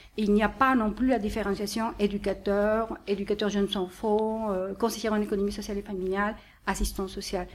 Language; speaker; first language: French; non-native, fluent; Spanish